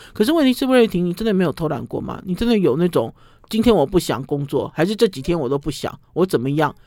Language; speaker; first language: Chinese; native; Chinese